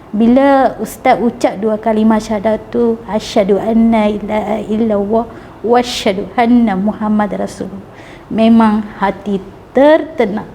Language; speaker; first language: Malay; non-native, local second language; Tamil